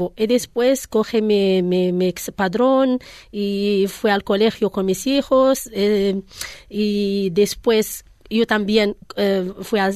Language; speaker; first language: Spanish; non-native, learner; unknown